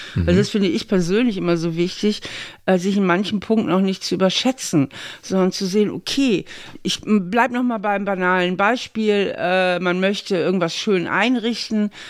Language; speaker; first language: German; native; German